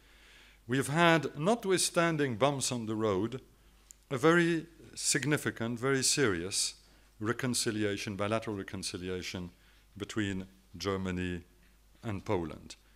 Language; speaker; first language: English; non-native, fluent; French